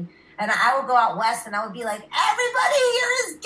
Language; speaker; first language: English; native; English